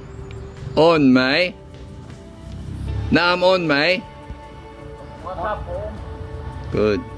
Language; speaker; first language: Thai; non-native, learner; English